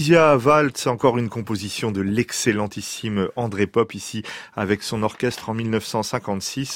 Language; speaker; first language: French; native; French